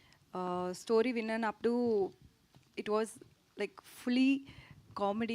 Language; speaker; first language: Telugu; non-native, learner; Tamil